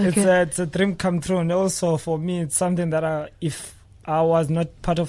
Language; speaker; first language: English; non-native, local second language; Xhosa